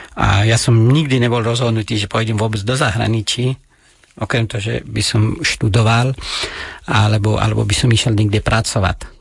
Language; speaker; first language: Slovak; non-native, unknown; Persian